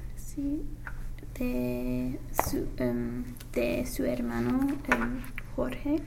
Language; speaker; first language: Spanish; non-native, learner; English